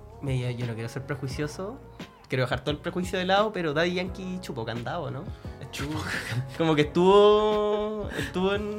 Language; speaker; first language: Spanish; native; Spanish